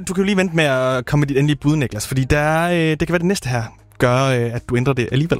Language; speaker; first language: Danish; native; Danish